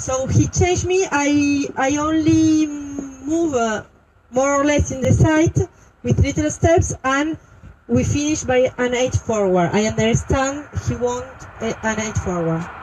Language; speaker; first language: English; non-native, learner; French